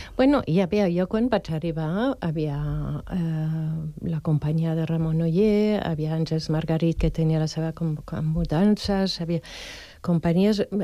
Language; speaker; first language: Catalan; non-native, fluent; French